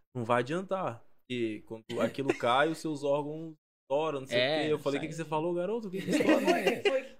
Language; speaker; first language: Portuguese; native; Portuguese